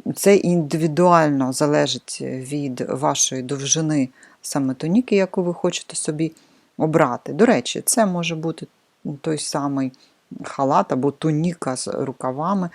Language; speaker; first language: Ukrainian; non-native, local second language; Russian